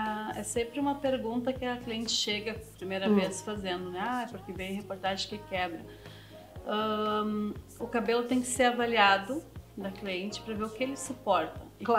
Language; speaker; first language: Portuguese; native; Portuguese